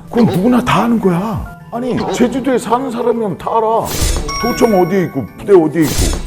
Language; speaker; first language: Korean; native; Korean